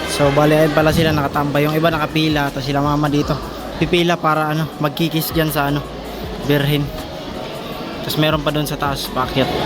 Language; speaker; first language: Filipino; non-native, local second language; Cebuano